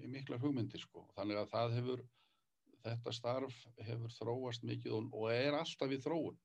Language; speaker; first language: Icelandic; native; Icelandic